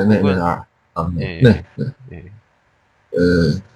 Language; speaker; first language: Korean; non-native, learner; Chinese